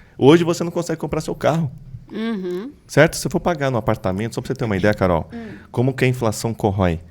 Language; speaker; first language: Portuguese; native; Portuguese